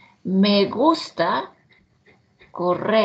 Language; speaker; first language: Spanish; non-native, learner; English